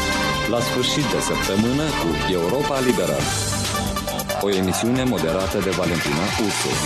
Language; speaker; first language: Romanian; native; Romanian